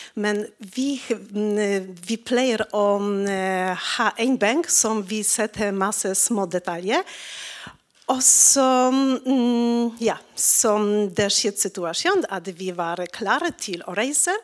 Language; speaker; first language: Norwegian; non-native, learner; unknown